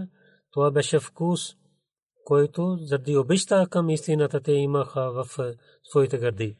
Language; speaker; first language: Bulgarian; non-native, fluent; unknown